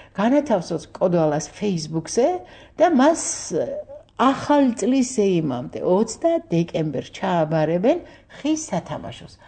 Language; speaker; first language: Georgian; native; Georgian